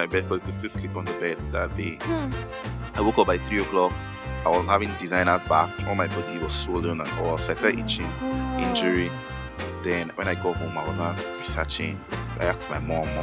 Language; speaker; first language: English; non-native, local second language; Yoruba